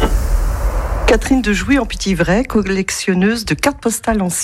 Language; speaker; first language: French; native; French